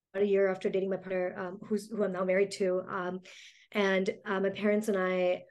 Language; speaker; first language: English; early bilingual, other home language; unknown